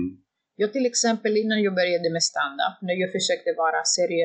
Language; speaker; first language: Swedish; non-native, fluent; Greek